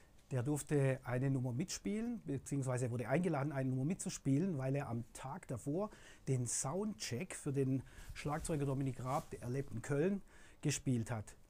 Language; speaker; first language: German; native; German